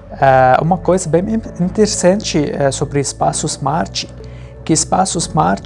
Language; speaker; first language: Portuguese; non-native, fluent; Arabic